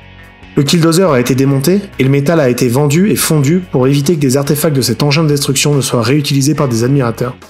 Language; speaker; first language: French; native; French